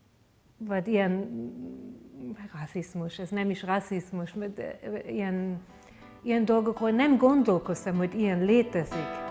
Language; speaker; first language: Hungarian; non-native, fluent; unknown